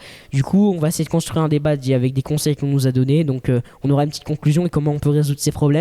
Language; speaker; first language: French; native; French